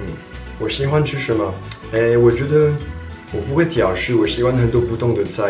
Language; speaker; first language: Chinese; non-native, fluent; French